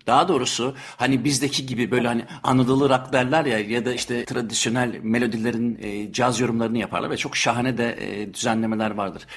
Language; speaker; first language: Turkish; native; Turkish